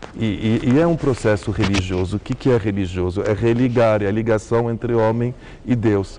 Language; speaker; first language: Portuguese; early bilingual, heritage; Arabic